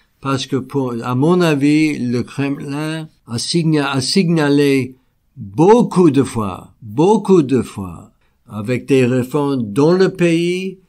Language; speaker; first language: French; non-native, fluent; English